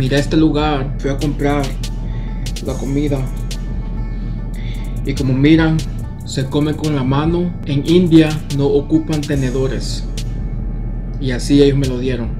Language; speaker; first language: Spanish; early bilingual, other home language; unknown